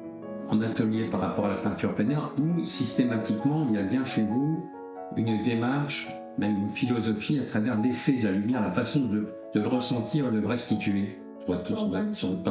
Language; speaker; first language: French; native; French